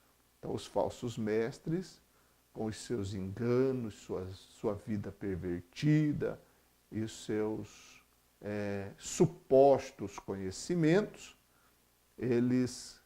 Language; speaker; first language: Portuguese; native; Portuguese